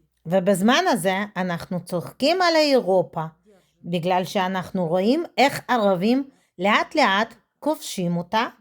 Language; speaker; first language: Hebrew; non-native, fluent; Russian